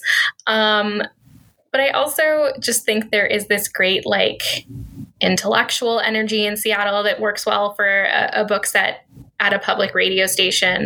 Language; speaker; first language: English; native; English